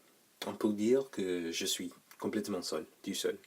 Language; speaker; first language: French; non-native, learner; English